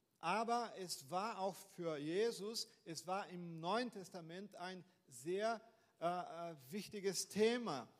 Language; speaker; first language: German; non-native, fluent; Portuguese